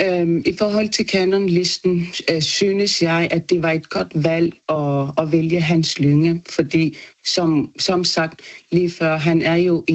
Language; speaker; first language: Danish; non-native, local second language; Kalaallisut